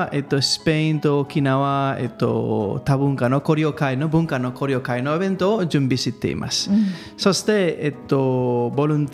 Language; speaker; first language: Japanese; non-native, learner; Spanish